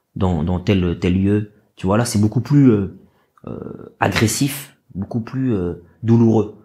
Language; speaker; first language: French; native; French